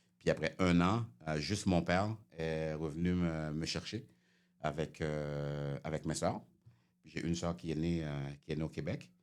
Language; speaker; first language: French; early bilingual, other home language; Haitian Creole